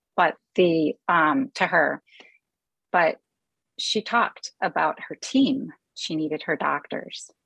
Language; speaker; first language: English; native; English